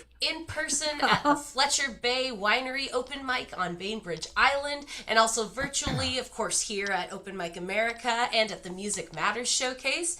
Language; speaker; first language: English; native; English